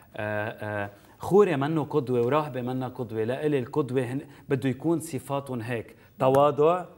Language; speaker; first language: Arabic; native; Arabic